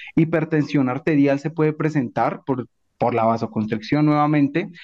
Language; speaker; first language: Spanish; native; Spanish